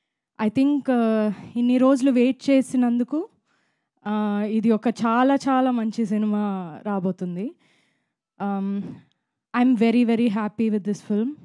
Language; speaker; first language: Telugu; non-native, local second language; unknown